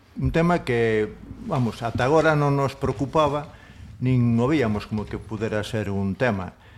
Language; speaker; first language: Galician; non-native, local second language; Spanish